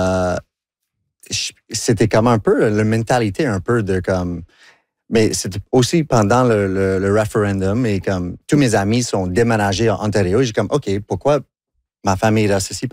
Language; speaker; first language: French; non-native, local second language; English